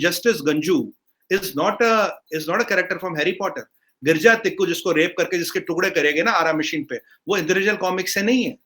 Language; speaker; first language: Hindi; non-native, local second language; Kashmiri